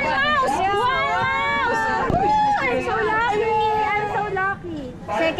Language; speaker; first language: English; non-native, local second language; Filipino